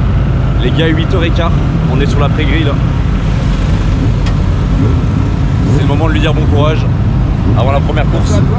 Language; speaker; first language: French; native; French